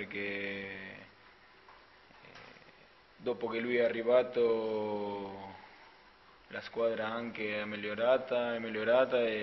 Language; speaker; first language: Italian; non-native, fluent; Spanish